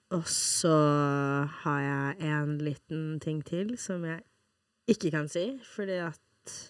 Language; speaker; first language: Norwegian; non-native, fluent; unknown